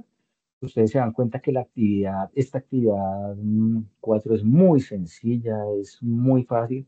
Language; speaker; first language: Spanish; native; Spanish